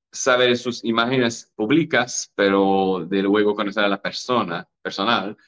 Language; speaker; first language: Spanish; non-native, fluent; English